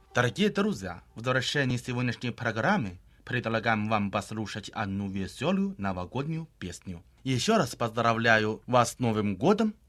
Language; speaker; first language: Russian; non-native, fluent; Chinese